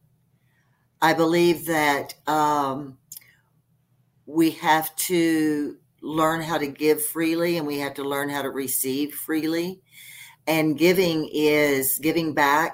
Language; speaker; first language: English; native; English